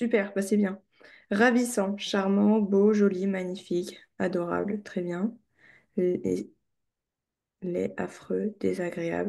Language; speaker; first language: French; native; French